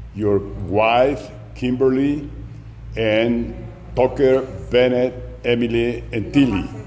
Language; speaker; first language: English; non-native, fluent; Spanish